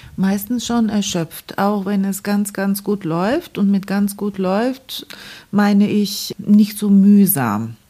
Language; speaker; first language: German; non-native, fluent; Bulgarian